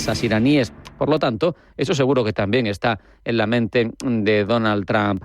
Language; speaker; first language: Spanish; native; Spanish